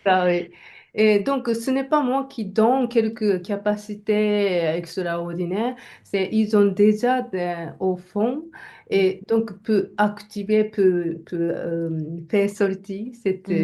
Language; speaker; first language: French; non-native, learner; Japanese